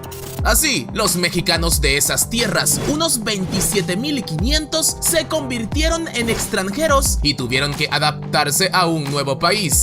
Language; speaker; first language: Spanish; native; Spanish